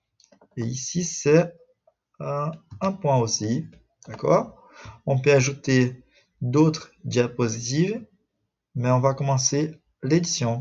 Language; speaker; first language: French; non-native, fluent; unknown